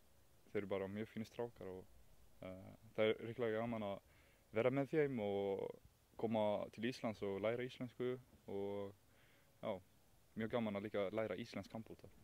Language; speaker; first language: Icelandic; non-native, learner; Swedish